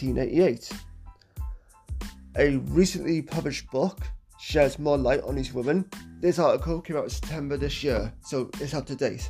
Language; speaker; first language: English; native; English